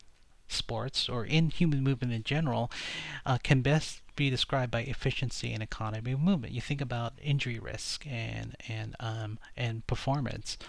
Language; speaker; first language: English; native; English